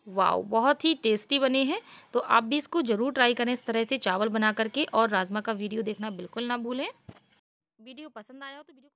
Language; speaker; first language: Hindi; native; Hindi